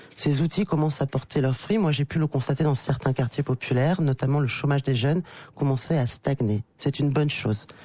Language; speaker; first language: French; native; French